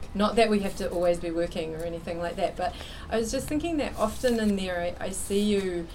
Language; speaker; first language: English; native; English